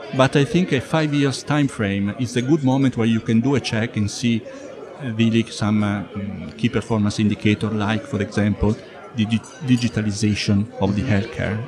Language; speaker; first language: English; non-native, fluent; Italian